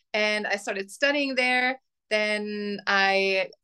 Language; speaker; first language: English; non-native, fluent; German